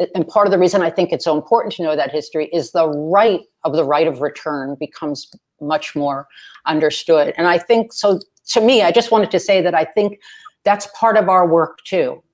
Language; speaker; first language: English; native; English